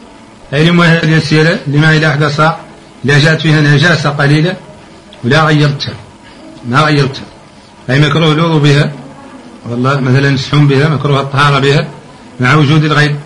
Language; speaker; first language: Arabic; native; Arabic